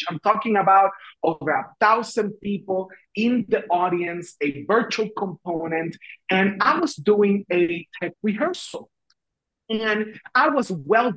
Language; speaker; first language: English; non-native, fluent; Spanish